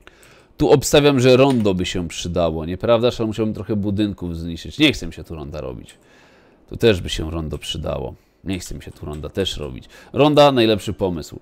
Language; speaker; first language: Polish; native; Polish